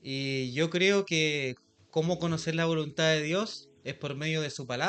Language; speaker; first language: Spanish; native; Spanish